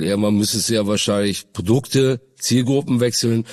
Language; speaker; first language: German; native; German